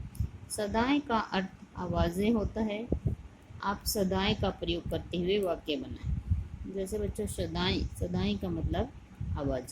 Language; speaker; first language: Hindi; native; Hindi